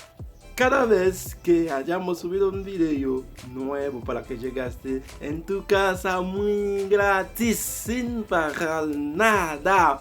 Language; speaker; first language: Spanish; non-native, fluent; Haitian Creole